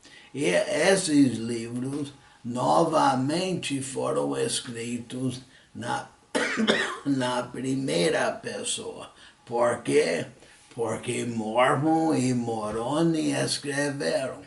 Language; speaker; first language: Portuguese; early bilingual, other home language; English